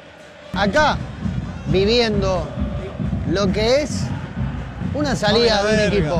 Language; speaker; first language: Spanish; native; Spanish